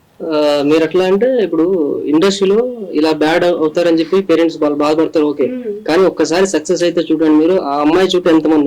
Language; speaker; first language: Telugu; native; Telugu